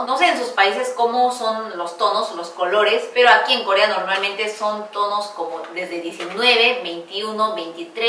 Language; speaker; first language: Spanish; non-native, fluent; Korean